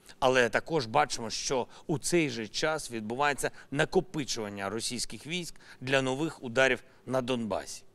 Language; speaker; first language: Ukrainian; non-native, local second language; Russian